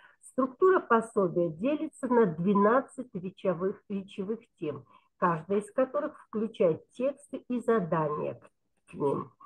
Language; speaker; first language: Russian; non-native, local second language; Kyrgyz